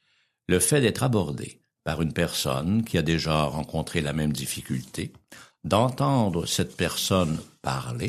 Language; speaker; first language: French; native; French